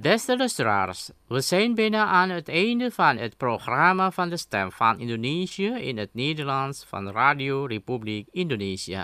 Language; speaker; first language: Dutch; non-native, fluent; Indonesian